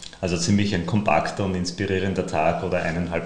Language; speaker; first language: German; native; German